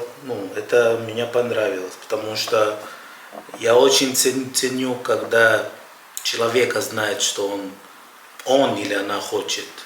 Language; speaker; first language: Russian; non-native, fluent; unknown